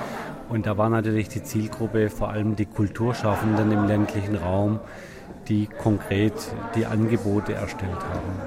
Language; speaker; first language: German; native; German